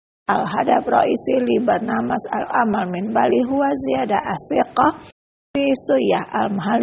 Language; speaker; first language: Arabic; non-native, fluent; Indonesian